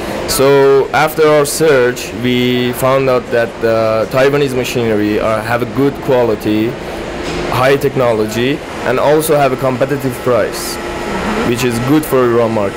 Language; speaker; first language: English; non-native, fluent; Persian